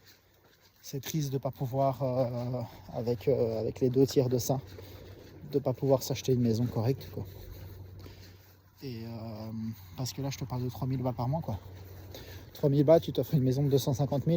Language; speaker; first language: French; native; French